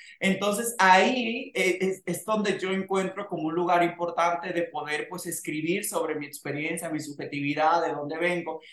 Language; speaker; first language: Spanish; native; Spanish